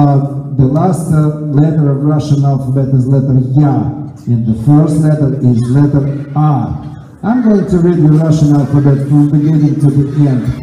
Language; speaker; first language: English; non-native, fluent; Russian